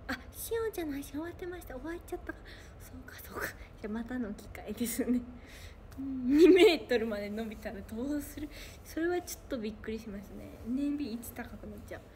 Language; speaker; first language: Japanese; native; Japanese